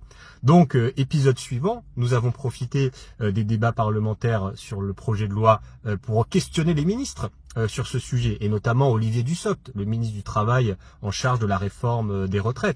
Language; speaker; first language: French; native; French